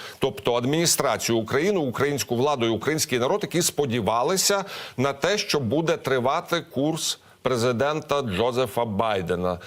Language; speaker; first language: Ukrainian; native; Ukrainian